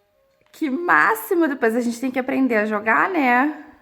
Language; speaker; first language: Portuguese; native; Portuguese